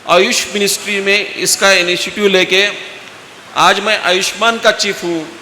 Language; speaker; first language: Hindi; non-native, local second language; Marathi